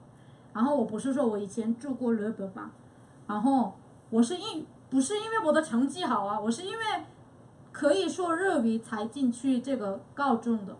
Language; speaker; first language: Chinese; non-native, fluent; Korean